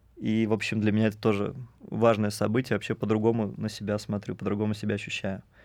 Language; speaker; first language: Russian; native; Russian